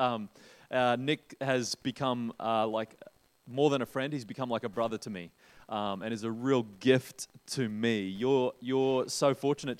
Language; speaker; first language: English; native; English